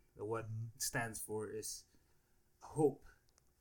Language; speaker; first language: English; non-native, local second language; Filipino